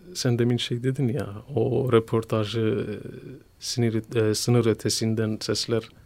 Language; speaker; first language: Turkish; non-native, fluent; Kurdish